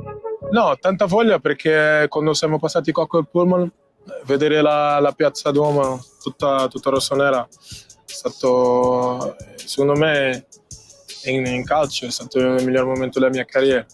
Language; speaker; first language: Italian; non-native, fluent; Portuguese